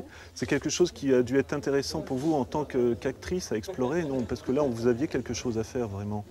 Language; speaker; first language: French; native; French